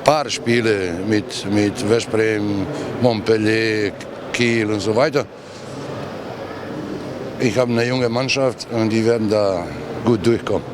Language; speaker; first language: German; non-native, fluent; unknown